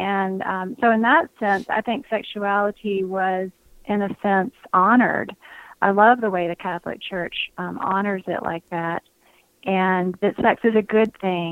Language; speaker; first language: English; native; English